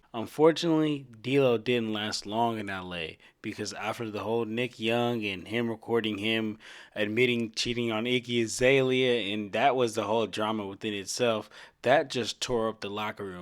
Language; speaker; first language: English; native; English